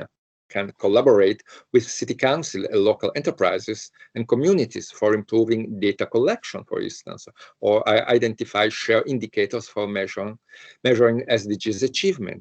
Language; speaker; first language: English; non-native, fluent; Italian